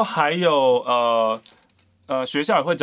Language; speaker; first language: Chinese; native; Chinese